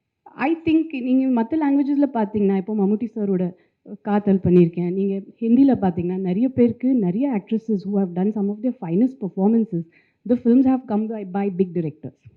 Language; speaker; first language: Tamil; non-native, fluent; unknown